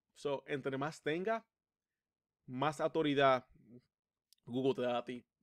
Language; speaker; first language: Spanish; early bilingual, heritage; Spanish